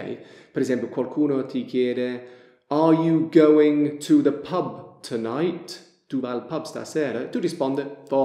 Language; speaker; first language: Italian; non-native, fluent; English